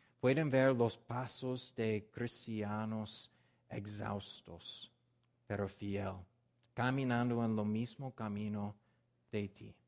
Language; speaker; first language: Spanish; non-native, learner; English